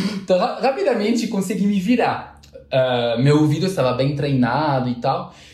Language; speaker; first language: Portuguese; non-native, fluent; French